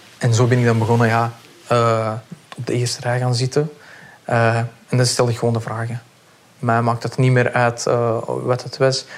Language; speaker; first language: Dutch; early bilingual, other home language; Pashto